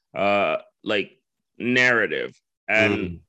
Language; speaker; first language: English; non-native, fluent; Spanish